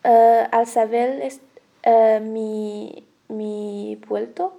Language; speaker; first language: Spanish; non-native, learner; Chinese